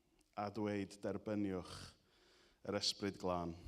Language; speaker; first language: Welsh; native; Welsh